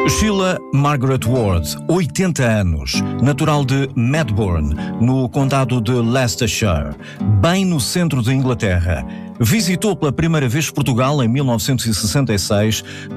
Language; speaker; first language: Portuguese; native; Portuguese